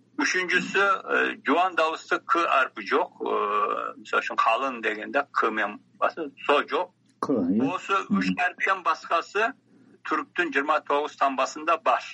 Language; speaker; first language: Kazakh; early bilingual, heritage; Kazakh